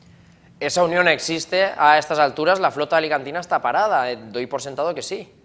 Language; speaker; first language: Spanish; native; Spanish